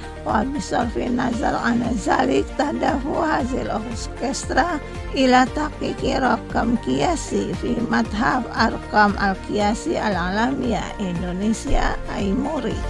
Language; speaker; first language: Arabic; non-native, fluent; Indonesian